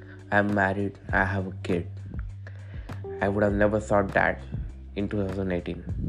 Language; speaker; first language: English; non-native, local second language; Marathi